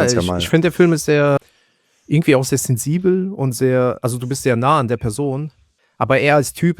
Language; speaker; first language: German; native; German